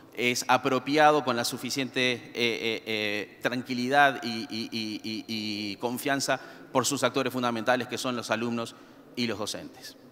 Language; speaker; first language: Spanish; native; Spanish